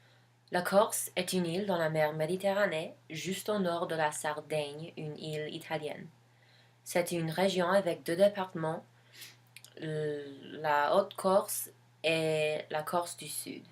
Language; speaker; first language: French; non-native, learner; English